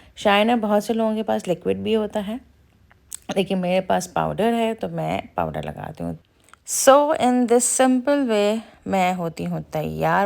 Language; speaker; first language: Urdu; native; Urdu